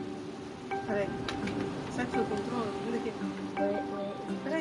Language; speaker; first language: Portuguese; native; Portuguese